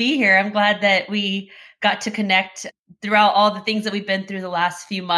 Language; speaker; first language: English; native; English